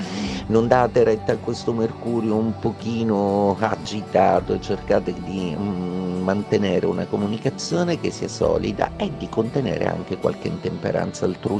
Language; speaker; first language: Italian; native; Italian